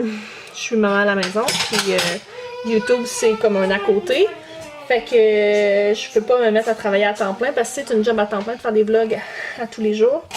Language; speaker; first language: French; native; French